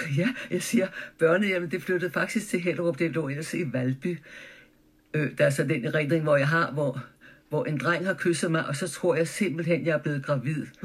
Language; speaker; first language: Danish; early bilingual, other home language; German